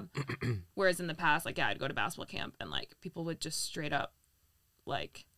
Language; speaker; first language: English; native; English